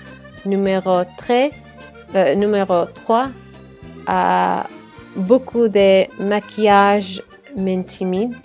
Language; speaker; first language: French; non-native, learner; Arabic